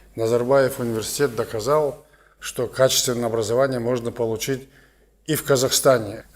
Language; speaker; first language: Russian; non-native, local second language; Kazakh